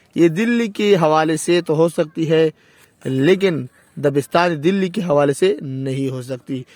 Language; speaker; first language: Urdu; non-native, local second language; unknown